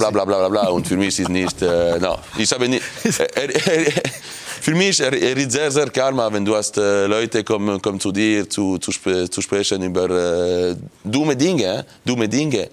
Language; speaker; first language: German; non-native, local second language; French